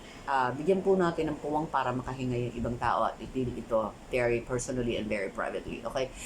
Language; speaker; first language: English; non-native, local second language; Filipino